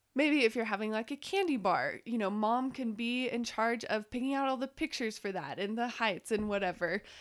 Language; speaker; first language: English; native; English